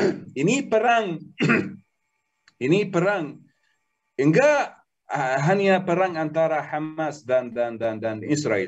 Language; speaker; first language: Indonesian; non-native, learner; Arabic